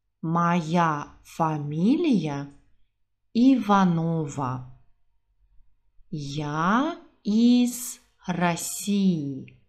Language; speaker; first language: Russian; non-native, fluent; Portuguese